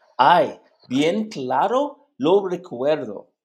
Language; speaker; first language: Spanish; non-native, learner; English